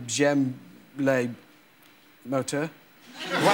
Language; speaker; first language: French; non-native, learner; English